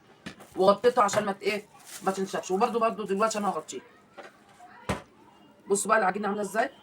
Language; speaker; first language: Arabic; native; Arabic